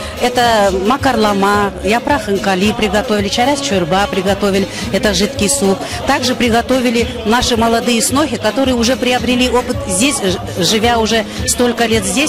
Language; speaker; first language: Russian; native; Russian